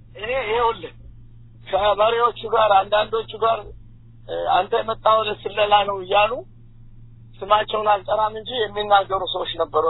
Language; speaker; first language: Amharic; native; Amharic